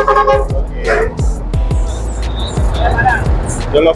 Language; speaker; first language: English; non-native, fluent; Malayalam